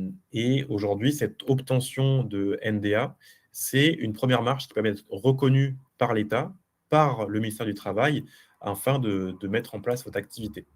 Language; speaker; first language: French; native; French